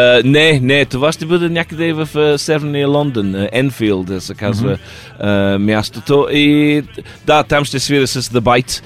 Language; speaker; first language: Bulgarian; non-native, learner; English